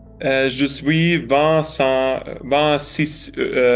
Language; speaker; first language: French; non-native, learner; German